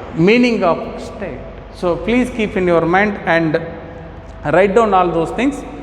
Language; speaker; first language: English; non-native, local second language; Kannada